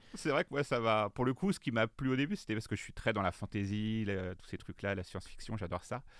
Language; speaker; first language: French; native; French